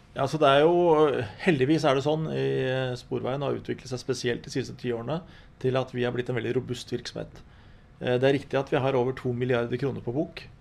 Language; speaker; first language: Norwegian; native; Norwegian